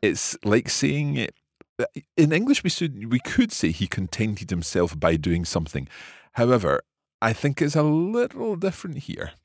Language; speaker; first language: English; native; English